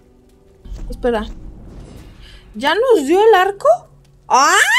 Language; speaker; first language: Spanish; native; Spanish